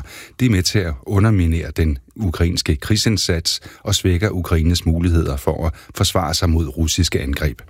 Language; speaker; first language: Danish; native; Danish